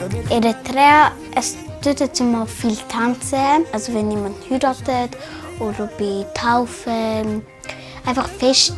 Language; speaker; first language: German; early bilingual, other home language; Tigrinya